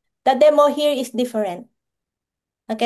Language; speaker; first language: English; non-native, local second language; Filipino